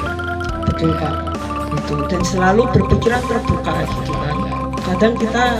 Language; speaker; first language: Indonesian; native; Indonesian